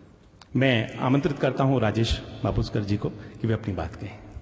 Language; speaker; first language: Hindi; native; Hindi